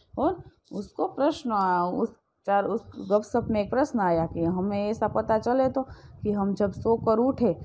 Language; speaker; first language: Hindi; non-native, local second language; Gujarati